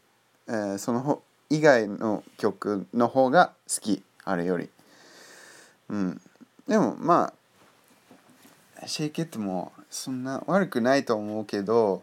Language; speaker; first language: Japanese; non-native, fluent; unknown